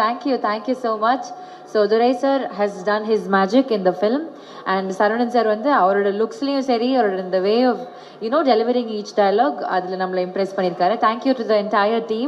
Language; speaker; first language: Tamil; native; Tamil